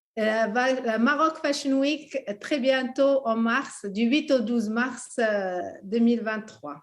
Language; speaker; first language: French; early bilingual, other home language; Arabic